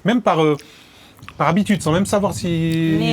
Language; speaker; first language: French; native; French